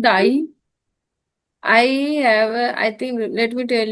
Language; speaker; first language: English; non-native, learner; Hindi